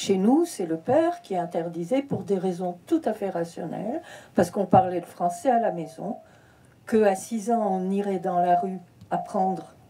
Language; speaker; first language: French; early bilingual, heritage; French